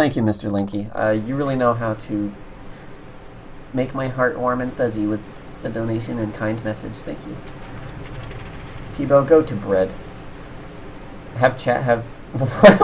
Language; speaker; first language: English; native; English